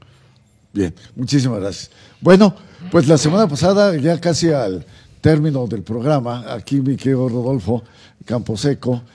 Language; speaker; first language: Spanish; native; Spanish